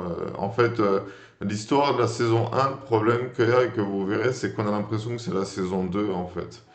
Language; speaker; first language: French; native; French